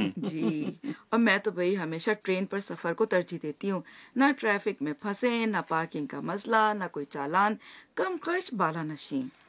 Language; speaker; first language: Urdu; native; Urdu